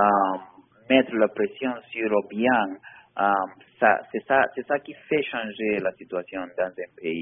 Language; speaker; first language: French; non-native, fluent; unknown